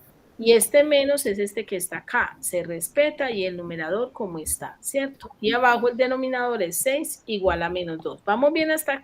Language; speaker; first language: Spanish; native; Spanish